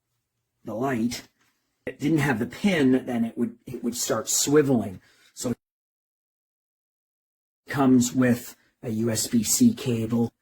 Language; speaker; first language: English; native; English